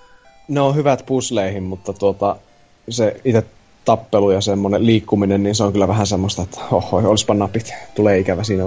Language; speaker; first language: Finnish; native; Finnish